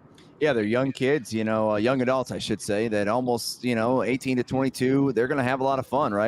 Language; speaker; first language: English; native; English